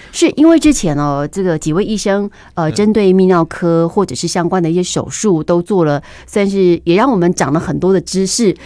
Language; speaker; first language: Chinese; native; Chinese